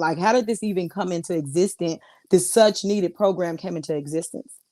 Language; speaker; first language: English; native; English